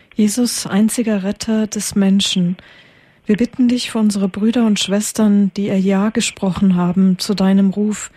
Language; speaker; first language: German; native; German